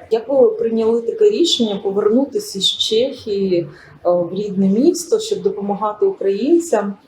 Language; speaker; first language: Ukrainian; native; Ukrainian